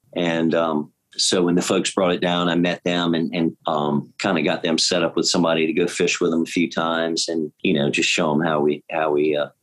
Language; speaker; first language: English; native; English